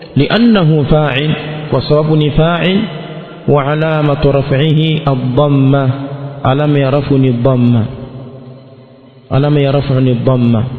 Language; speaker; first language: Arabic; non-native, fluent; Swahili